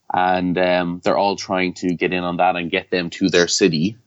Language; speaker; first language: English; native; English